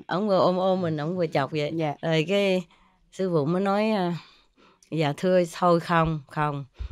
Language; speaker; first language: Vietnamese; native; Vietnamese